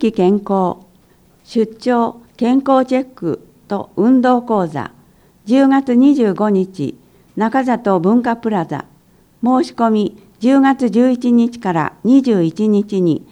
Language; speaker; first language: Japanese; native; Japanese